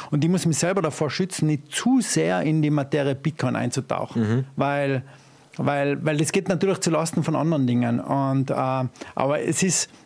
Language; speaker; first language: German; native; German